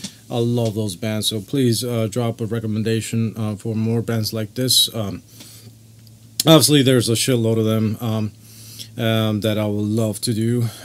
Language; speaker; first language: English; native; English